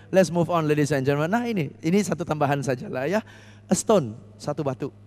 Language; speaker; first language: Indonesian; non-native, fluent; English